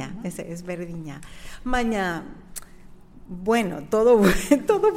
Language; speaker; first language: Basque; non-native, learner; Spanish